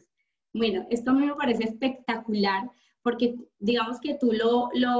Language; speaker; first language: Spanish; native; Spanish